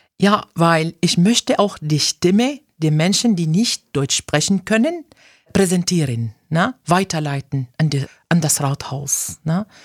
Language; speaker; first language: German; non-native, fluent; Arabic